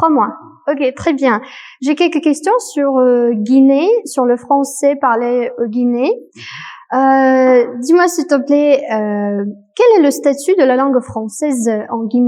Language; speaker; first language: French; non-native, fluent; Russian